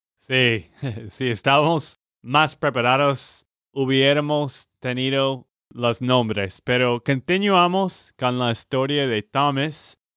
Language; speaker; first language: Spanish; non-native, fluent; English